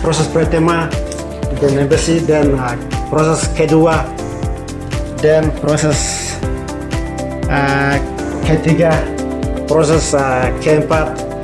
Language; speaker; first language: Indonesian; non-native, learner; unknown